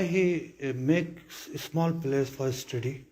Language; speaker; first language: English; non-native, learner; Urdu